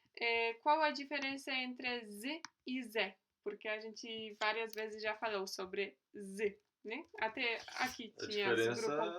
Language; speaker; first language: Portuguese; non-native, fluent; Polish